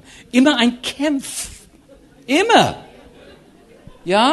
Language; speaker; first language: German; non-native, learner; English